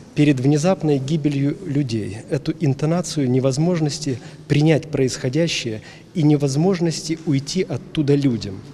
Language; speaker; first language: Russian; native; Russian